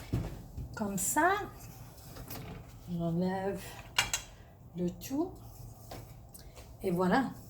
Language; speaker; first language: French; early bilingual, other home language; Italian